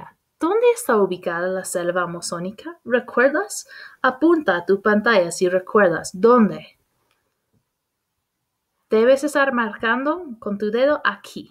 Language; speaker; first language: Spanish; non-native, fluent; English